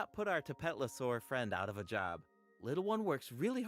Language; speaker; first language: English; native; English